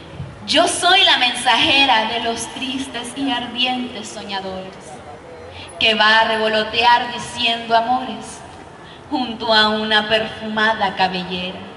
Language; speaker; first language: Spanish; native; Spanish